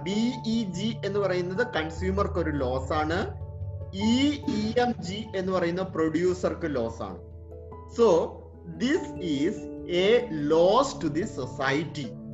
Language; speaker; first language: English; non-native, local second language; Malayalam